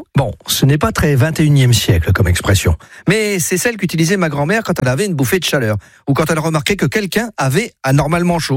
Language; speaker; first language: French; native; French